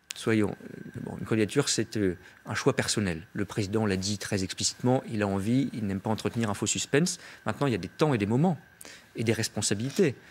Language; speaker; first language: French; native; French